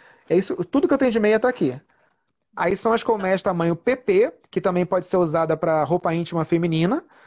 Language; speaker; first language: Portuguese; native; Portuguese